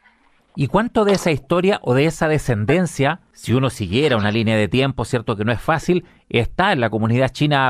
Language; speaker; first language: Spanish; native; Spanish